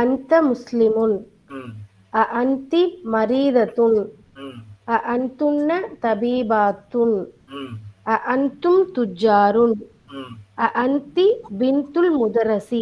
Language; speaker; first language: Arabic; non-native, learner; Tamil